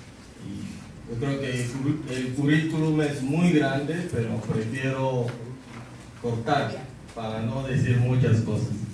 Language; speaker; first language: Spanish; non-native, fluent; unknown